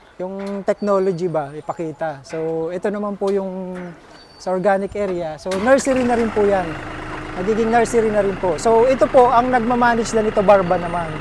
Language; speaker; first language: Filipino; native; Filipino